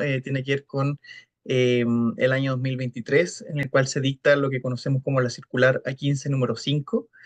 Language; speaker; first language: Spanish; native; Spanish